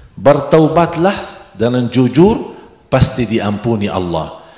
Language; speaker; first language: Indonesian; non-native, fluent; Arabic